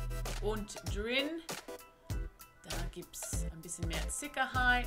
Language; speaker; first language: German; non-native, learner; English